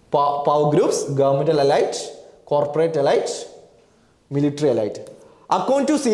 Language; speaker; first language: English; non-native, local second language; Malayalam